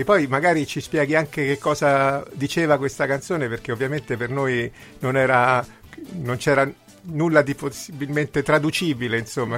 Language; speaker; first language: Italian; native; Italian